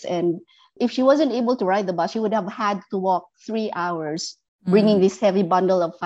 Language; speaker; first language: English; non-native, local second language; Filipino